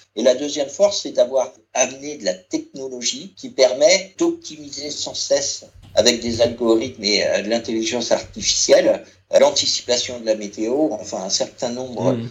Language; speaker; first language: French; native; French